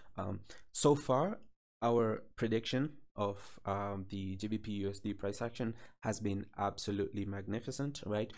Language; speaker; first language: English; non-native, local second language; Swahili